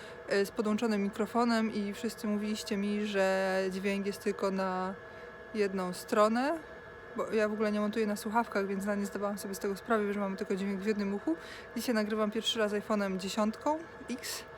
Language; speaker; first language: Polish; native; Polish